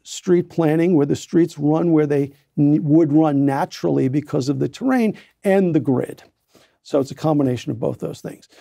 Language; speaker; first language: English; native; English